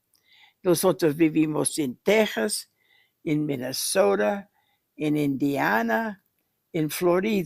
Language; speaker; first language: Spanish; non-native, fluent; English